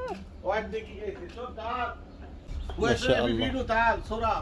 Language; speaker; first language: Arabic; non-native, learner; Bangla